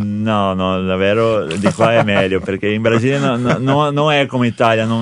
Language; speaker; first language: Italian; non-native, learner; Portuguese